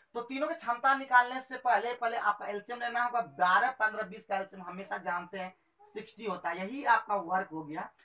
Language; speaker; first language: Hindi; native; Hindi